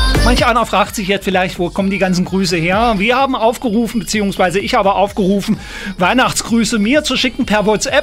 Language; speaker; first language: German; native; German